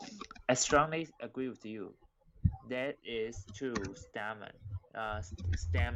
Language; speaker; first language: English; non-native, learner; Chinese